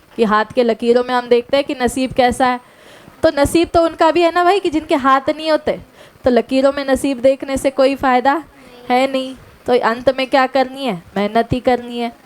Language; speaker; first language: Hindi; non-native, local second language; Marathi